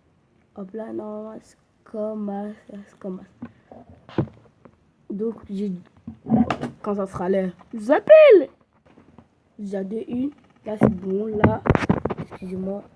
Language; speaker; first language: French; native; French